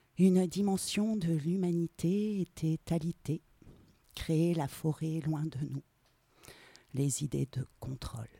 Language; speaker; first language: French; native; French